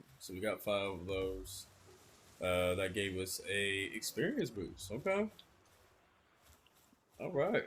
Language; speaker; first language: English; native; English